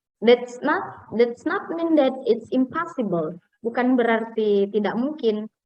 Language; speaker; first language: Indonesian; non-native, local second language; Buginese